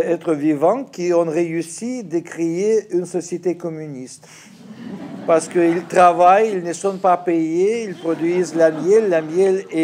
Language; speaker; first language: French; non-native, fluent; Russian